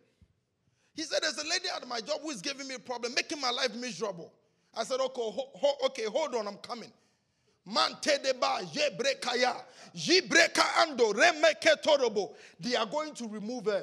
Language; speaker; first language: English; non-native, local second language; Akan